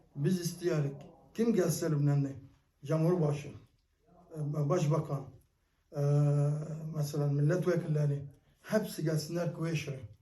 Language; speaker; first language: Turkish; early bilingual, heritage; Turkish